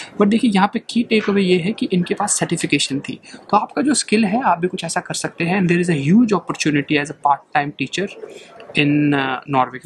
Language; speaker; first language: Hindi; native; Hindi